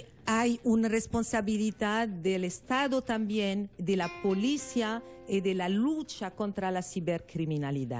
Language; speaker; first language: Spanish; non-native, learner; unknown